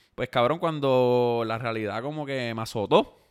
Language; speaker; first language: Spanish; native; Spanish